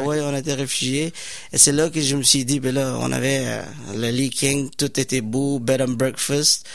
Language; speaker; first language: French; non-native, fluent; Somali